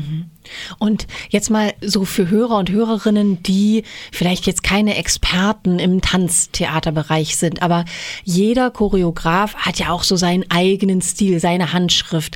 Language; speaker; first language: German; native; German